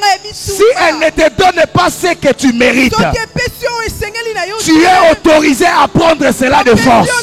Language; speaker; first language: French; non-native, local second language; Lingala